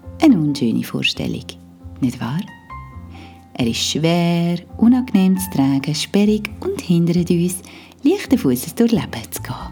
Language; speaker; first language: German; native; German